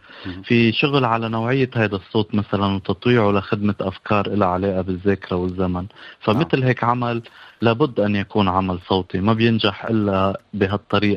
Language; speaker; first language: Arabic; native; Arabic